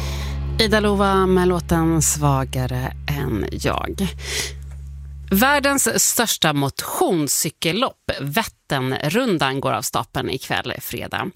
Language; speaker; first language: Swedish; native; Swedish